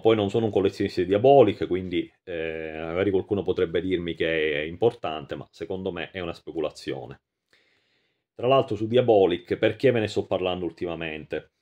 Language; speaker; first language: Italian; native; Italian